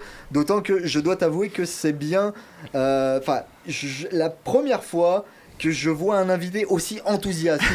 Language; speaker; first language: French; native; French